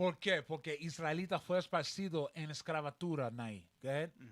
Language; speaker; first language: Portuguese; non-native, learner; Spanish